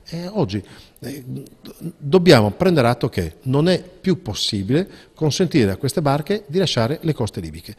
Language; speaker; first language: Italian; native; Italian